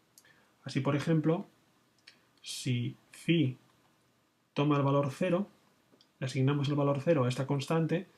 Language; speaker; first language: Spanish; native; Spanish